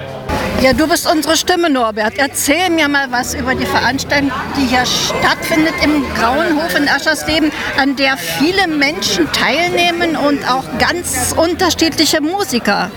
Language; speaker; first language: German; native; German